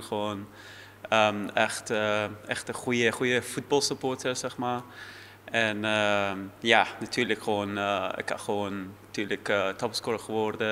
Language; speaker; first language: Dutch; non-native, fluent; Persian